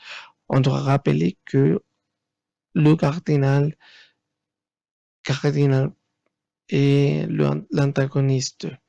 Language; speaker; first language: French; non-native, learner; Spanish